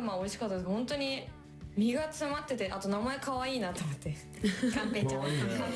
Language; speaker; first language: Japanese; native; Japanese